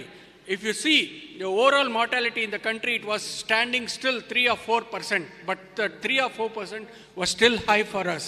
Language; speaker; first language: English; non-native, fluent; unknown